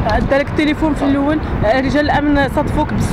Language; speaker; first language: Arabic; native; Arabic